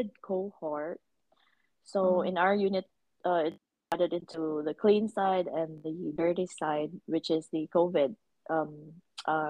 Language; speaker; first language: English; non-native, local second language; Cebuano